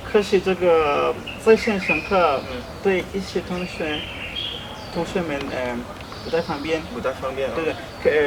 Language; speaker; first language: Chinese; non-native, learner; Swahili